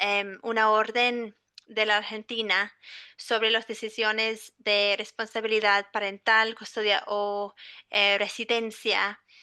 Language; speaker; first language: Spanish; non-native, fluent; English